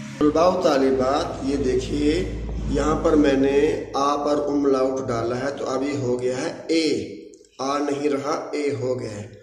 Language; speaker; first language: Urdu; non-native, local second language; Punjabi